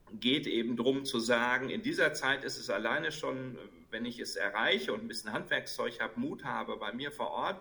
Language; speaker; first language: German; native; German